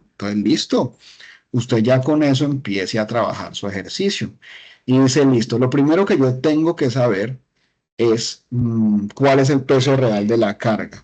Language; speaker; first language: Spanish; native; Spanish